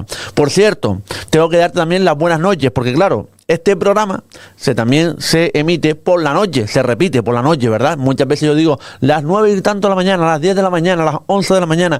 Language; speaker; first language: Spanish; native; Spanish